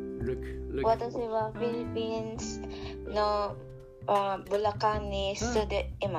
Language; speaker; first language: Japanese; non-native, learner; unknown